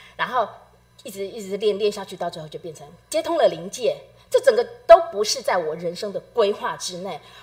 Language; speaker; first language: Chinese; native; Chinese